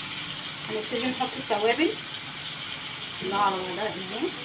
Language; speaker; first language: Arabic; native; Arabic